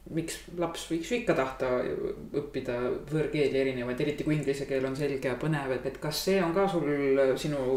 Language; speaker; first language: Estonian; native; Estonian